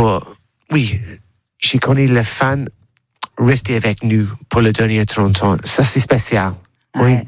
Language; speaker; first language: French; non-native, learner; English